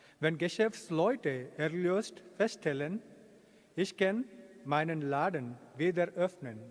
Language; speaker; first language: German; non-native, fluent; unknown